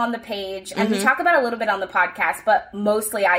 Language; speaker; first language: English; native; English